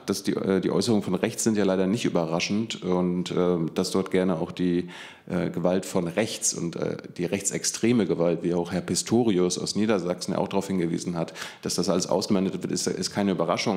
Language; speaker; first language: German; native; German